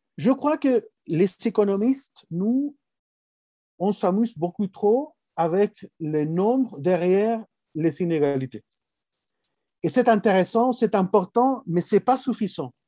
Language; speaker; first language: French; non-native, fluent; Spanish